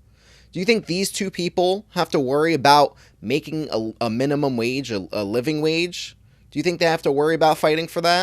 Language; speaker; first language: English; native; English